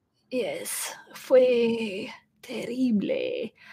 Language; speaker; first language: Spanish; non-native, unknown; English